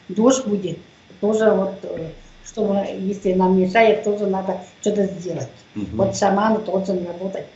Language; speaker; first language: Russian; non-native, local second language; Tuvinian